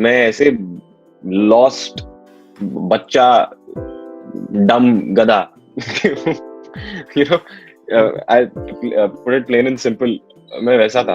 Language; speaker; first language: Hindi; native; Hindi